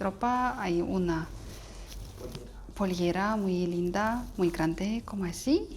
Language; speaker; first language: Spanish; non-native, learner; Russian